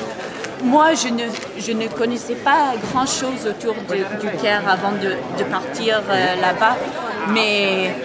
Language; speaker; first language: French; non-native, fluent; English